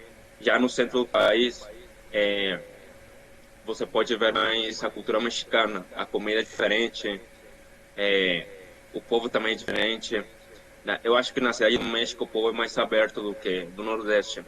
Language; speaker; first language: Portuguese; non-native, fluent; Spanish